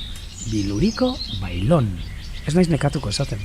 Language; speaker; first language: Basque; native; Basque